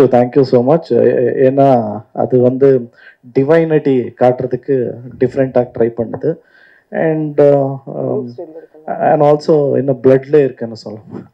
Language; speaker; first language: Tamil; non-native, local second language; Kannada